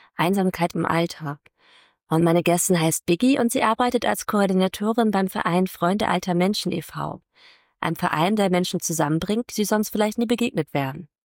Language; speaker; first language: German; native; German